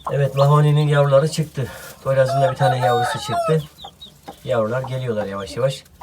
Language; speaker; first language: Turkish; native; Turkish